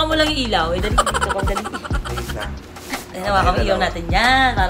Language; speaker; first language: Filipino; native; Filipino